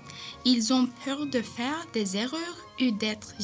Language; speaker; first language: French; non-native, learner; Turkish